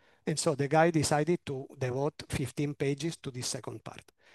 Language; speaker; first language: English; non-native, fluent; Italian